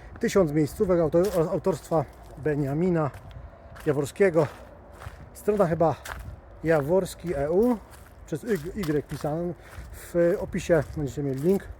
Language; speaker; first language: Polish; native; Polish